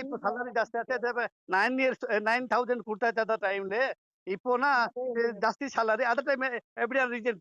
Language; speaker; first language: Tamil; non-native, learner; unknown